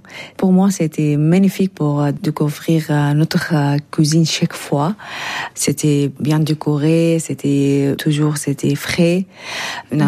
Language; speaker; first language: French; non-native, learner; Arabic